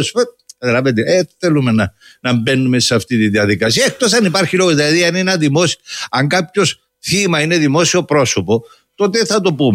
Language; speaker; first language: Greek; native; Greek